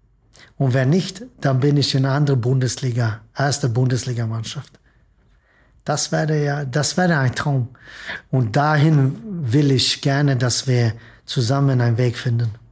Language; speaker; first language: German; non-native, fluent; Swedish